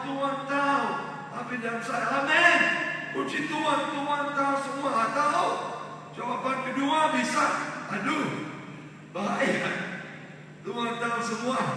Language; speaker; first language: Indonesian; non-native, fluent; English